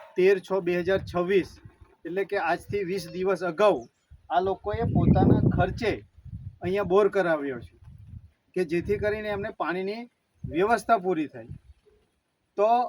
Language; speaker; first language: Gujarati; non-native, local second language; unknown